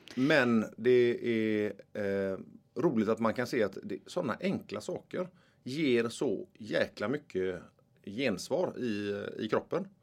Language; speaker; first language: Swedish; native; Swedish